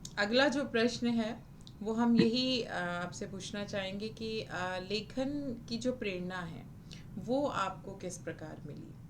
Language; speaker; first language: Hindi; native; Hindi